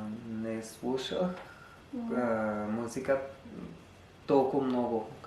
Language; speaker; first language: Bulgarian; non-native, learner; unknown